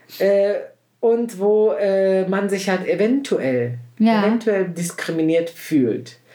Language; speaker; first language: German; early bilingual, other home language; Turkish